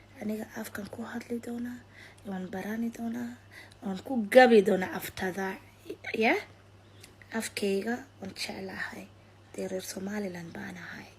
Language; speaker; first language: Somali; early bilingual, heritage; Somali